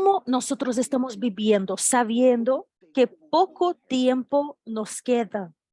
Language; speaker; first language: Spanish; non-native, fluent; Portuguese